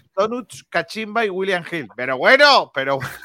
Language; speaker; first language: Spanish; native; Spanish